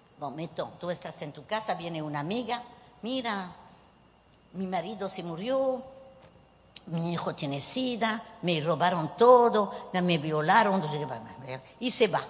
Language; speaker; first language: Spanish; early bilingual, heritage; Spanish